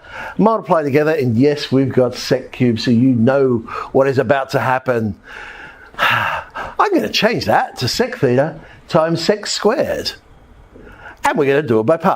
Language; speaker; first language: English; native; English